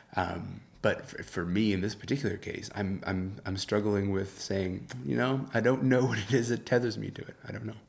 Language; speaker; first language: English; early bilingual, other home language; Arabic